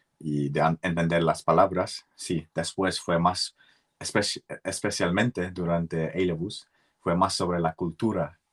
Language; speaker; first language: Spanish; non-native, learner; English